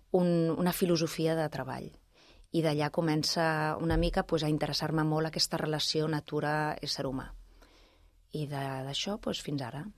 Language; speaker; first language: Catalan; non-native, local second language; Spanish